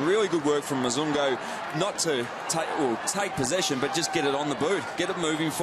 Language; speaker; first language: English; native; English